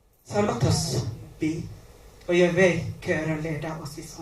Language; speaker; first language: Swedish; non-native, learner; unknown